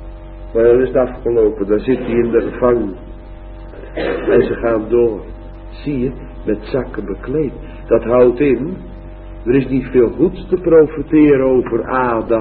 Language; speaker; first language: Dutch; native; Dutch